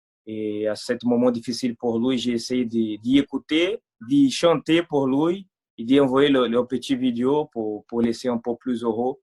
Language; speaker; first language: French; non-native, fluent; Portuguese